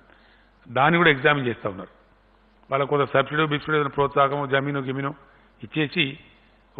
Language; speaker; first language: Telugu; native; Telugu